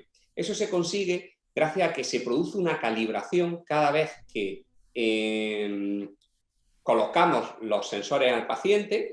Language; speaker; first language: Spanish; native; Spanish